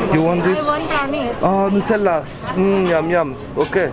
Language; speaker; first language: English; non-native, learner; French